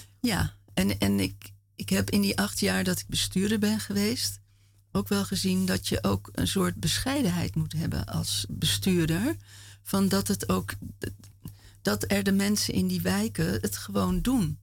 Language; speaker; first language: Dutch; native; Dutch